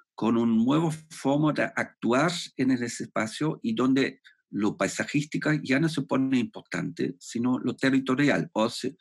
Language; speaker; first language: Spanish; non-native, fluent; German